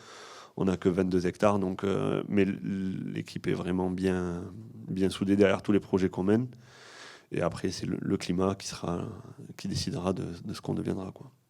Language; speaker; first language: French; native; French